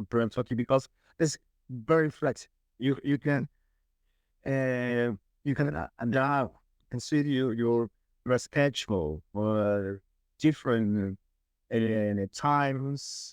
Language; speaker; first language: English; non-native, learner; Spanish